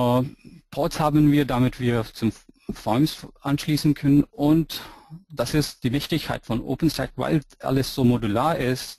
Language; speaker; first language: German; non-native, fluent; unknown